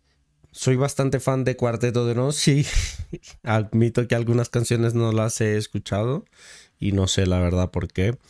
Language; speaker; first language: Spanish; native; Spanish